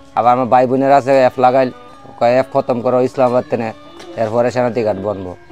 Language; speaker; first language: Bangla; early bilingual, heritage; Bangla